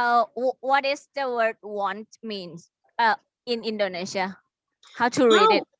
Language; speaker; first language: English; non-native, fluent; Thai